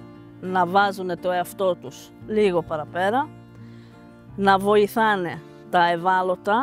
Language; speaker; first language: Greek; non-native, fluent; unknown